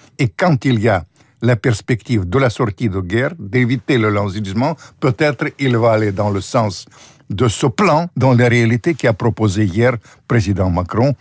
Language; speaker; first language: French; non-native, fluent; Russian